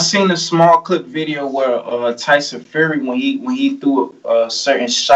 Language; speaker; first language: English; native; English